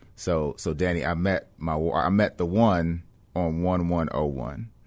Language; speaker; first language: English; native; English